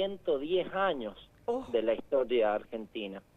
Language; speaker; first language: Spanish; native; Spanish